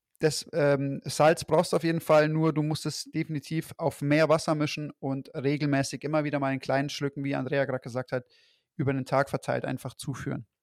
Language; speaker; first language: German; native; German